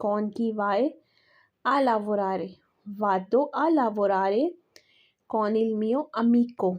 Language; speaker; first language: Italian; non-native, learner; Urdu